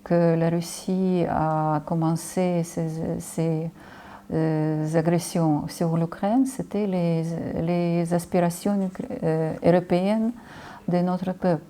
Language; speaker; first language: French; non-native, fluent; Ukrainian